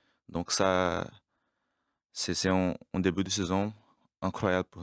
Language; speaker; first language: French; non-native, learner; Portuguese